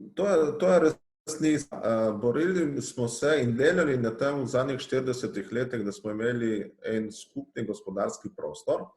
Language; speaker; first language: Slovenian; native; Slovenian